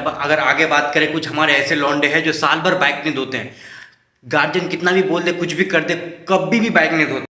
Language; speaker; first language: Hindi; native; Hindi